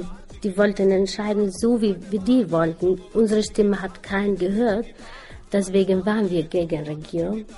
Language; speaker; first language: German; non-native, learner; Albanian